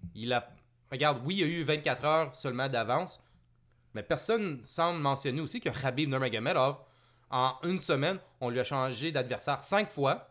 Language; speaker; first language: French; native; French